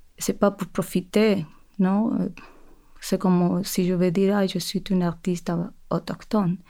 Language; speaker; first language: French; non-native, fluent; Spanish